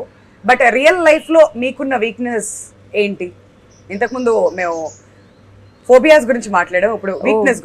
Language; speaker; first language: Telugu; native; Telugu